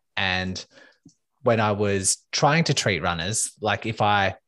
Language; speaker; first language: English; native; English